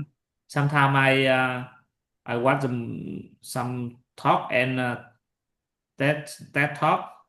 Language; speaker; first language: English; non-native, learner; Vietnamese